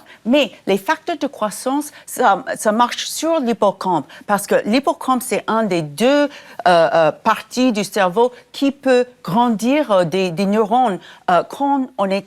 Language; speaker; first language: French; non-native, fluent; English